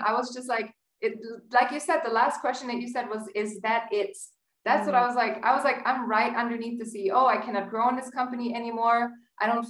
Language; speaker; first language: English; non-native, fluent; German